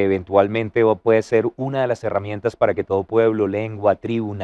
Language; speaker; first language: Spanish; native; Spanish